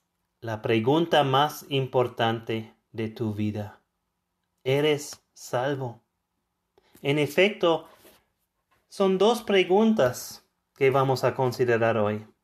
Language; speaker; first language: Spanish; non-native, fluent; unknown